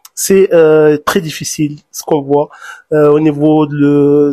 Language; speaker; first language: French; non-native, local second language; Arabic